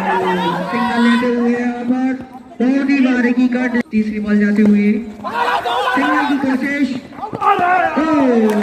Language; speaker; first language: Hindi; native; Hindi